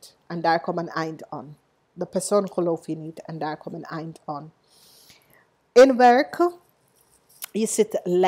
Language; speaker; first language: Dutch; non-native, learner; English